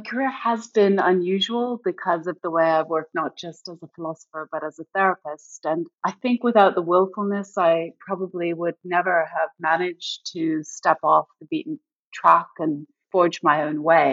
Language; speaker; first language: English; native; English